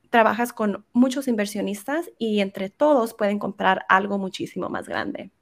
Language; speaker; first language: Spanish; early bilingual, heritage; Spanish